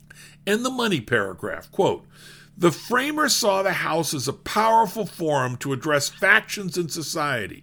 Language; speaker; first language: English; native; English